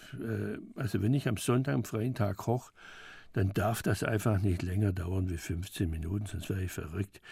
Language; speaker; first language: German; native; German